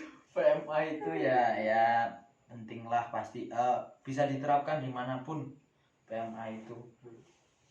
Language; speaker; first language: Indonesian; native; Indonesian